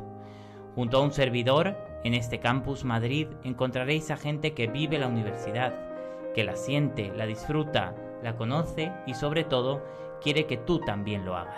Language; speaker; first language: Spanish; native; Spanish